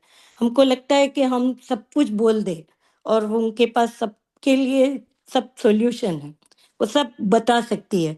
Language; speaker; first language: Hindi; non-native, local second language; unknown